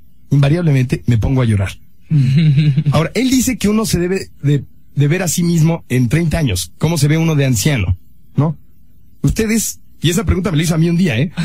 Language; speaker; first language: Spanish; native; Spanish